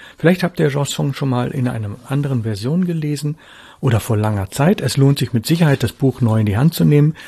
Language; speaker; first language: German; native; German